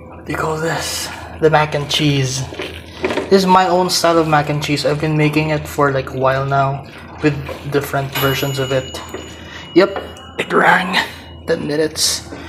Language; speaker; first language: English; non-native, local second language; Filipino